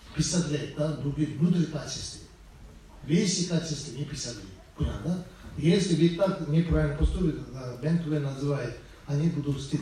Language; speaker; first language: Russian; non-native, fluent; Tibetan